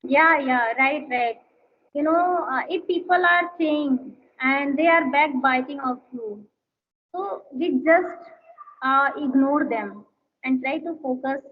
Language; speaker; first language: English; non-native, learner; Hindi